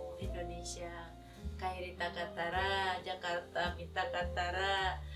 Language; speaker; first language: Japanese; non-native, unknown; Indonesian